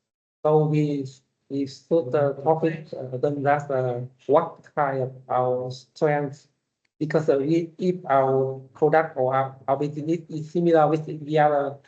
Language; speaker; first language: English; non-native, learner; Vietnamese